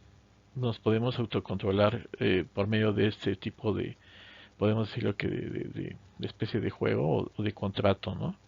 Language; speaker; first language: Spanish; native; Spanish